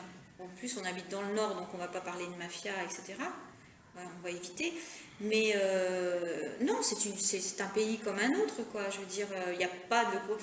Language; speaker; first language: French; early bilingual, other home language; Italian